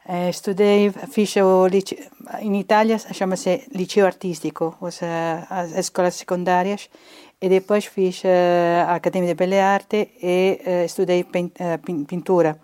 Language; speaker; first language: Portuguese; non-native, fluent; Italian